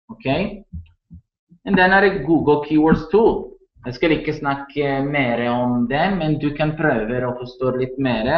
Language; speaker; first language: Norwegian; non-native, learner; Italian